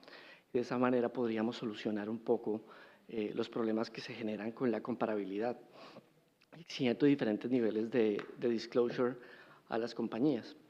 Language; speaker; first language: Spanish; native; Spanish